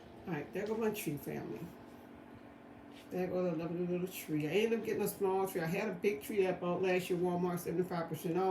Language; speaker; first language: English; native; English